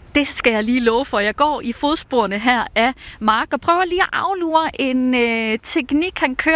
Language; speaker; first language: Danish; native; Danish